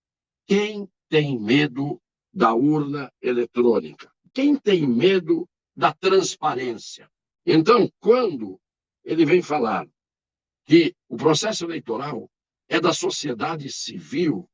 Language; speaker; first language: Portuguese; native; Portuguese